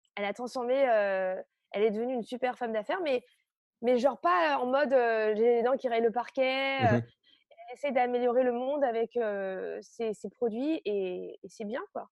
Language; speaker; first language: French; native; French